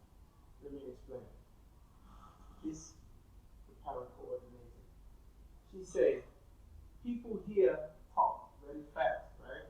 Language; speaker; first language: English; non-native, fluent; Thai